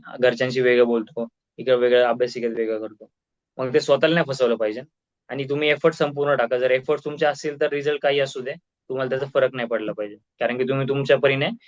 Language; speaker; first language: Marathi; native; Marathi